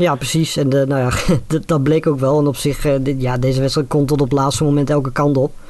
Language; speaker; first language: Dutch; native; Dutch